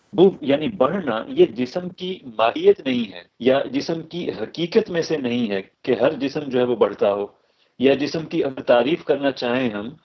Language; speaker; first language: Urdu; native; Urdu